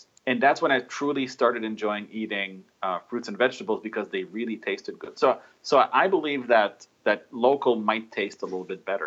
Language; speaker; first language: English; native; English